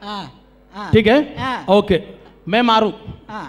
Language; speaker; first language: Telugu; non-native, learner; Hindi